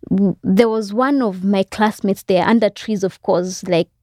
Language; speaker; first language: English; non-native, local second language; Kinyarwanda